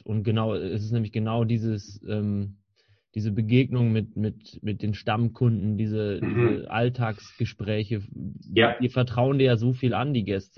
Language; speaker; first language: German; native; German